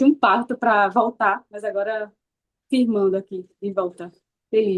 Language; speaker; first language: Portuguese; native; Portuguese